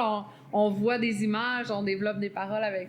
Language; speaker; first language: French; native; French